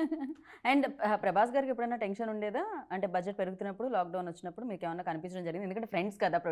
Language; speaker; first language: Telugu; native; Telugu